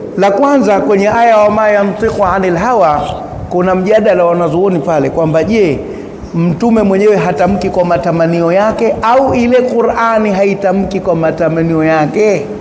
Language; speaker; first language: Swahili; native; Swahili